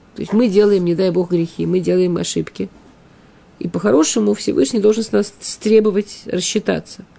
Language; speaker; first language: Russian; early bilingual, heritage; Russian